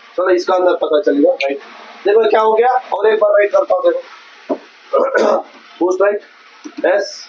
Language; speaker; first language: Hindi; non-native, local second language; Kannada